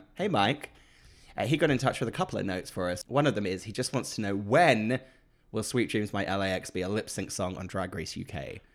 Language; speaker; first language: English; native; English